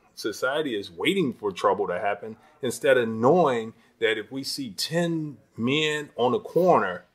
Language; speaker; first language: English; native; English